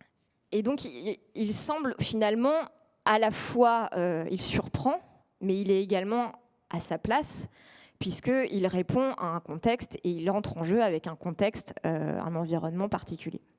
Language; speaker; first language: French; native; French